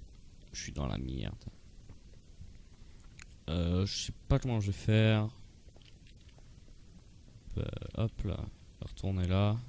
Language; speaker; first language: French; native; French